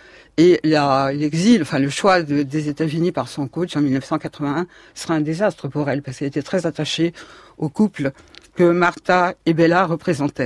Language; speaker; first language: French; native; French